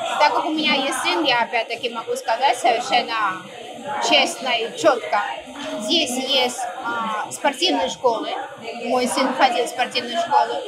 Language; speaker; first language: Russian; native; Russian